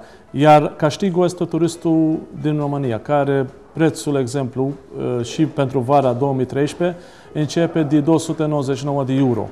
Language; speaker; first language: Romanian; non-native, learner; Maltese